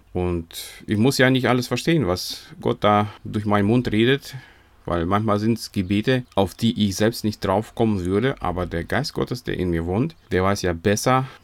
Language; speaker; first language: German; non-native, fluent; Russian